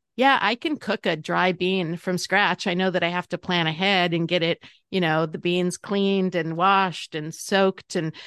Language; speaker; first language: English; native; English